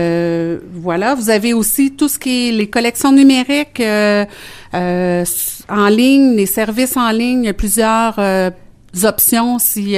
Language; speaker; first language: French; native; French